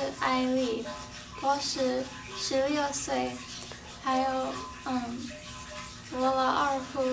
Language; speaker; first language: Chinese; non-native, learner; Vietnamese